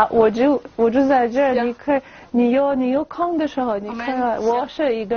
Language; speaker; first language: Chinese; non-native, learner; French